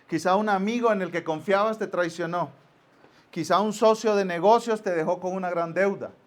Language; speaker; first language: Spanish; native; Spanish